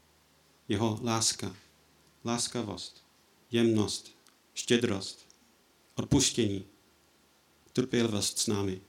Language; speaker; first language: Czech; non-native, fluent; English